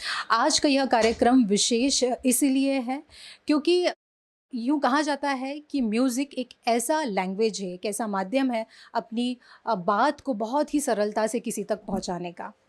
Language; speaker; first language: Hindi; native; Hindi